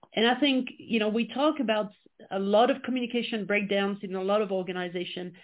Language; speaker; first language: English; non-native, fluent; French